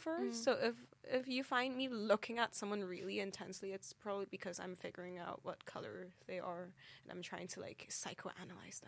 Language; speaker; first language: English; non-native, local second language; Cantonese